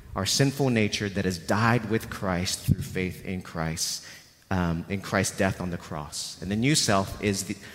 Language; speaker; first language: English; non-native, local second language; Cantonese